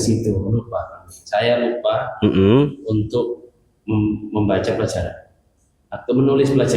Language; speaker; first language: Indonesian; non-native, local second language; Javanese